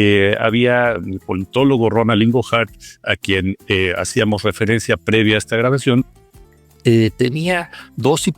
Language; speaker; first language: Spanish; native; Spanish